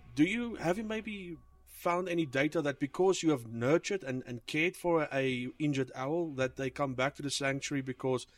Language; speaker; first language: English; non-native, local second language; Afrikaans